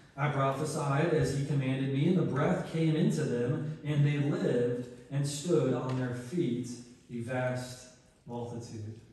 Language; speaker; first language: English; native; English